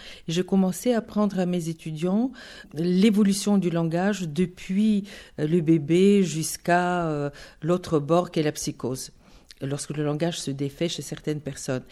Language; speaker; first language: French; non-native, fluent; Bulgarian